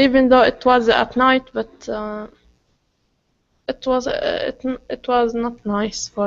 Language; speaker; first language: English; non-native, learner; Arabic